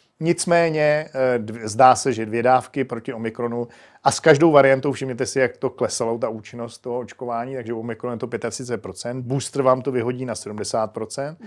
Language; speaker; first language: Czech; native; Czech